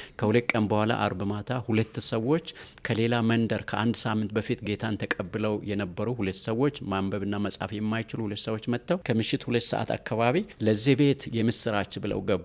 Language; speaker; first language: Amharic; non-native, local second language; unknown